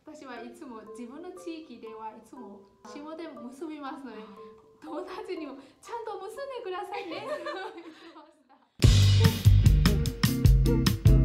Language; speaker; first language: Japanese; non-native, fluent; Burmese